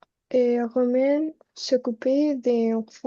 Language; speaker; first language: French; non-native, learner; Spanish